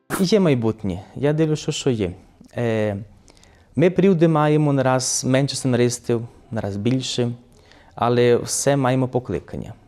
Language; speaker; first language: Ukrainian; early bilingual, heritage; Ukrainian